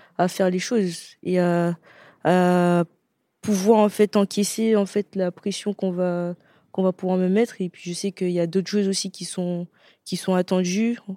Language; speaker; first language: French; native; French